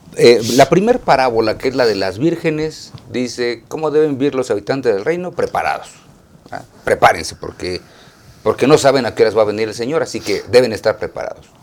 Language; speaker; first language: Spanish; native; Spanish